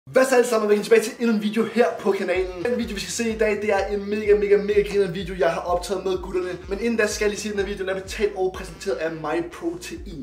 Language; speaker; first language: Danish; native; Danish